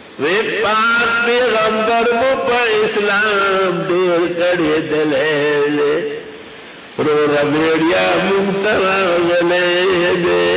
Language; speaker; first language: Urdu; non-native, local second language; Pashto